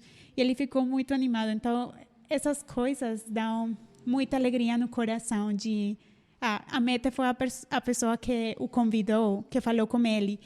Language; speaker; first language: Portuguese; non-native, fluent; Spanish